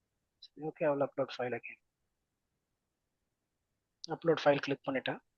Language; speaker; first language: Tamil; native; Tamil